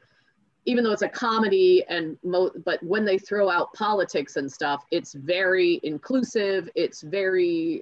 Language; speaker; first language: English; native; English